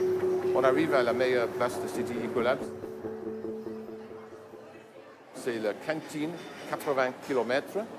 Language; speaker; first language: French; non-native, fluent; English